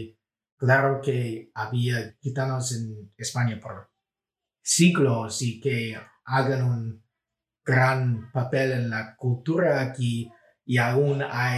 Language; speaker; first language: Spanish; non-native, fluent; English